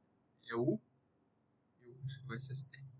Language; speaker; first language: Portuguese; native; Portuguese